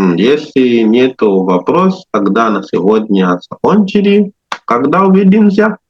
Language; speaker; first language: Russian; non-native, learner; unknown